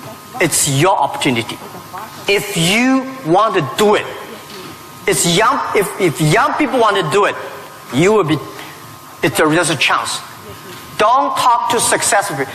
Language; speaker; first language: English; non-native, fluent; Chinese